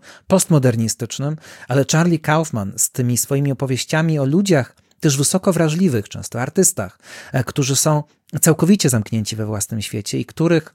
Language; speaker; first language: Polish; native; Polish